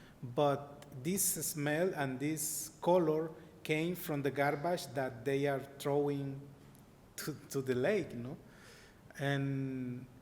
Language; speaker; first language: English; non-native, learner; Spanish